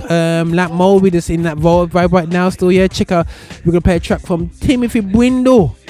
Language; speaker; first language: English; native; English